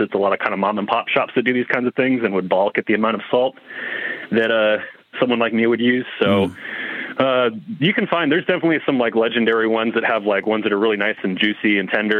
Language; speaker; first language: English; native; English